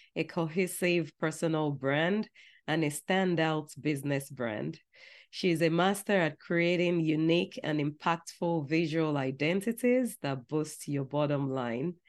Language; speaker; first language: English; non-native, local second language; Yoruba